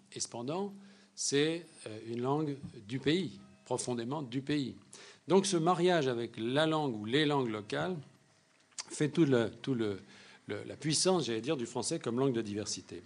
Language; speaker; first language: French; native; French